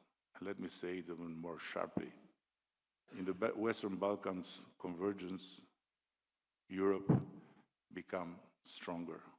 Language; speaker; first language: English; non-native, local second language; Albanian